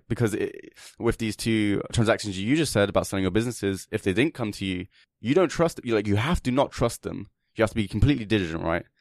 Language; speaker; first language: English; native; English